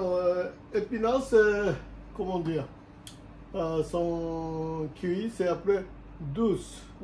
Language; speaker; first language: French; non-native, learner; Japanese